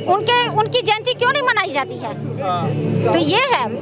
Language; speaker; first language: Hindi; native; Hindi